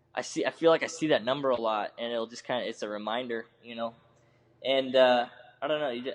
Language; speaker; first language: English; native; English